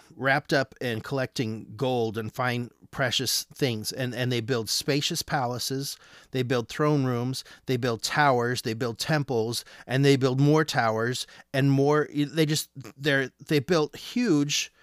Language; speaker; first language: English; native; English